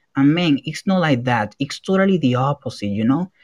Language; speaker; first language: English; non-native, fluent; Spanish